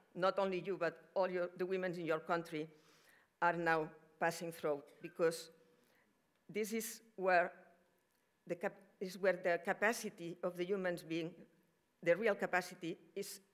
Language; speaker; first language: English; non-native, fluent; Catalan